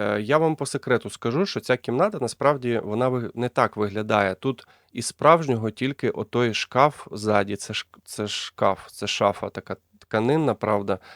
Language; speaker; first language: Ukrainian; non-native, local second language; Russian